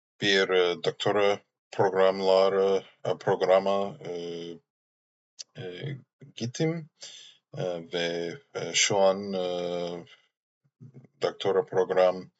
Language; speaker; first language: Turkish; non-native, learner; English